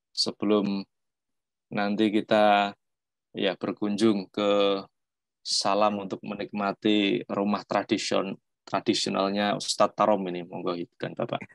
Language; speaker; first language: Indonesian; non-native, local second language; Javanese